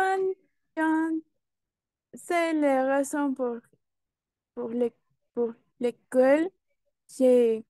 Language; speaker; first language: French; non-native, learner; Spanish